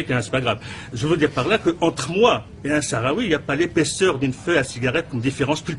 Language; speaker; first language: French; non-native, local second language; Arabic